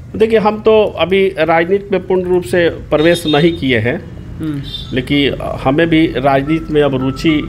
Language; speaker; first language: Hindi; native; Hindi